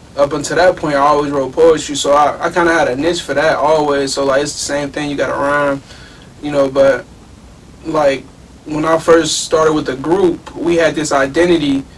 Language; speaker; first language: English; native; English